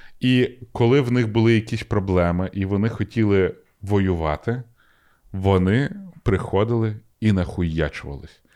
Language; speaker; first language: Ukrainian; non-native, local second language; Russian